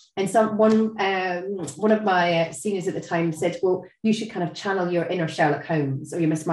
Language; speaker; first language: English; native; English